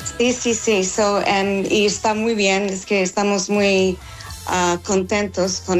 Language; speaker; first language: Spanish; non-native, learner; English